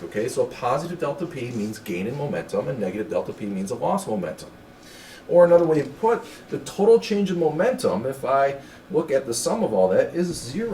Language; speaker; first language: English; native; English